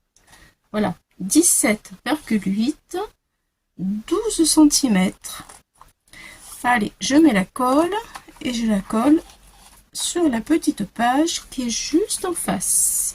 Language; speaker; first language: French; native; French